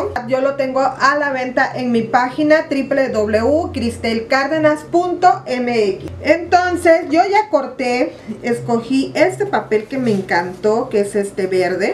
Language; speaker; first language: Spanish; native; Spanish